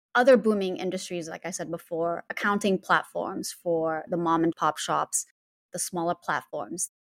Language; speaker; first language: English; non-native, fluent; Indonesian